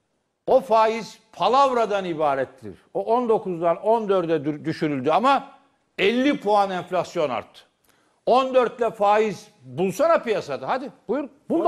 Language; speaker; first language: Turkish; native; Turkish